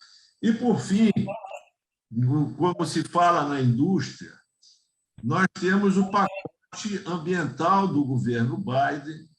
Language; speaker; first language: Portuguese; native; Portuguese